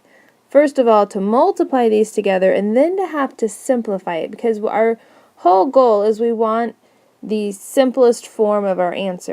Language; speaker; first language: English; native; English